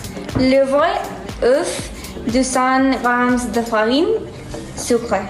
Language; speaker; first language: French; non-native, learner; Spanish